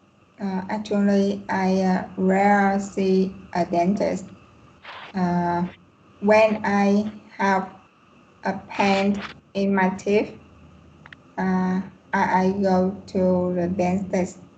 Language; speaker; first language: English; non-native, learner; Vietnamese